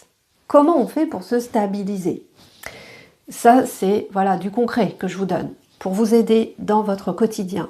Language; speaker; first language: French; native; French